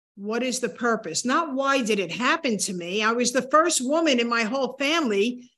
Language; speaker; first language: English; native; English